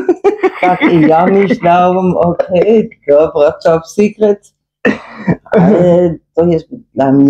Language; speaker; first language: Polish; non-native, learner; Dutch